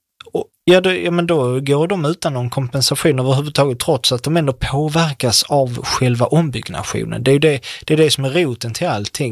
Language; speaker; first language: Swedish; native; Swedish